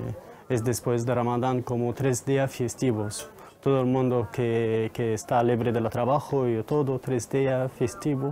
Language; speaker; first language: Spanish; non-native, learner; Arabic